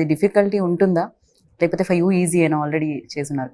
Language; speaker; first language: Telugu; native; Telugu